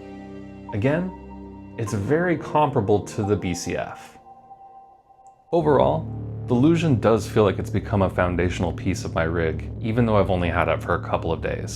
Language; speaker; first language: English; native; English